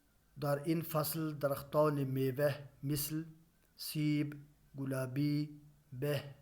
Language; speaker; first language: Persian; non-native, fluent; Urdu